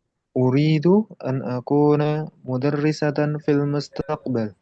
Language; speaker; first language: Arabic; non-native, learner; Indonesian